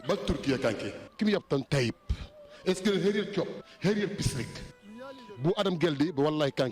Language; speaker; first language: Turkish; non-native, learner; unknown